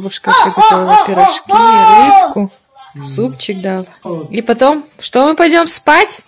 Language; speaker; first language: Russian; native; Russian